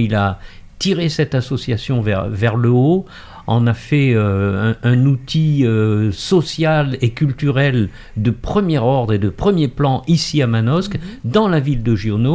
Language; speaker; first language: French; native; French